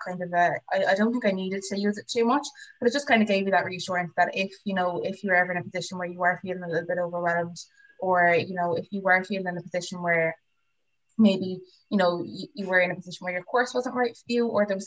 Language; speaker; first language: English; native; English